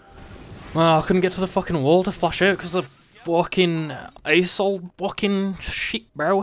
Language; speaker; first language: English; native; English